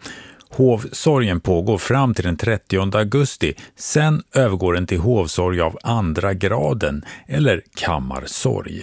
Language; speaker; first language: Swedish; native; Swedish